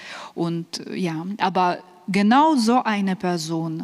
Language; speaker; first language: German; non-native, fluent; Ukrainian